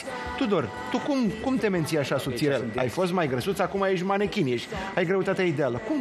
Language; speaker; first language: Romanian; native; Romanian